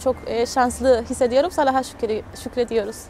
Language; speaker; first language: Turkish; non-native, fluent; Spanish